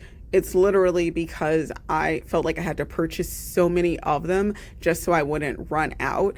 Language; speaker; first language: English; native; English